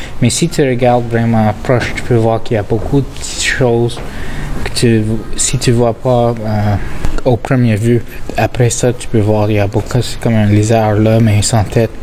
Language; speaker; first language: French; non-native, local second language; English